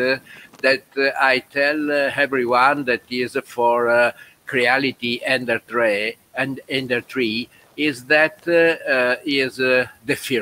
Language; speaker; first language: English; non-native, learner; Italian